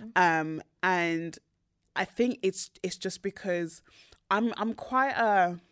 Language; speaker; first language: English; native; English